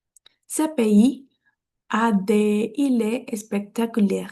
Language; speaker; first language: French; non-native, learner; Spanish